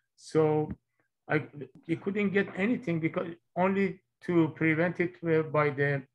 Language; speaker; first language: English; non-native, fluent; Persian